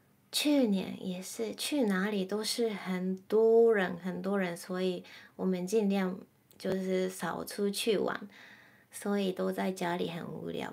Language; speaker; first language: Chinese; non-native, fluent; Japanese